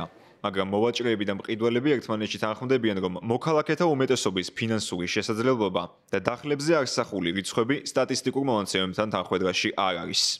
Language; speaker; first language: Georgian; native; Georgian